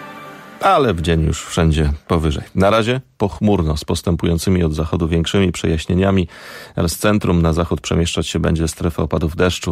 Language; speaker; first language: Polish; native; Polish